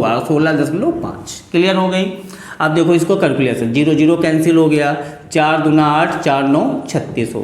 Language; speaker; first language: Hindi; native; Hindi